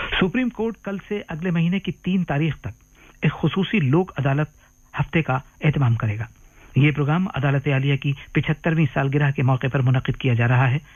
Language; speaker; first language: Urdu; native; Urdu